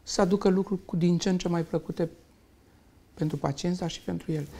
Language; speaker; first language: Romanian; native; Romanian